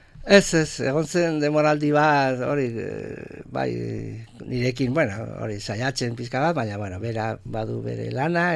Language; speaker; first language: Basque; non-native, local second language; Spanish